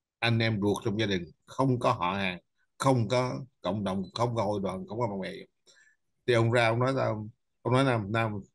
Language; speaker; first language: Vietnamese; native; Vietnamese